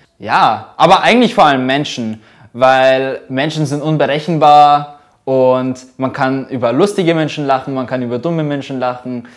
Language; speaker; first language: German; early bilingual, other home language; Russian